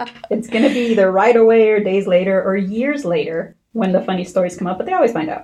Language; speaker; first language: English; early bilingual, other home language; Spanish